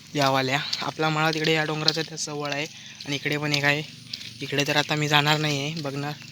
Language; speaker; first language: Marathi; non-native, local second language; Konkani